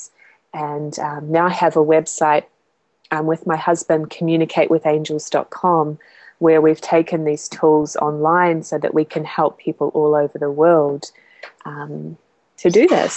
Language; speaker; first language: English; native; English